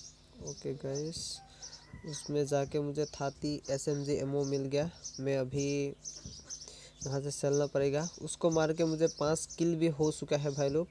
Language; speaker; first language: Hindi; non-native, local second language; Assamese